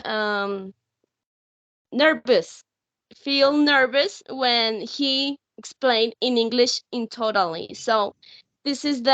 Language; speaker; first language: English; non-native, learner; Spanish